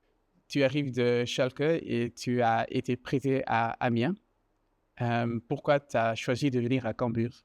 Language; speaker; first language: French; non-native, fluent; Dutch